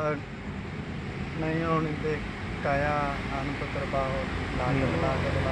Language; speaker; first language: Filipino; non-native, learner; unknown